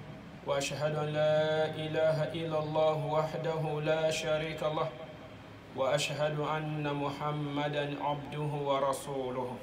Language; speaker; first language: Arabic; non-native, fluent; Bambara